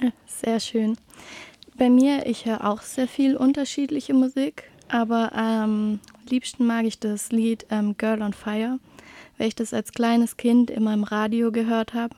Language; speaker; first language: German; native; German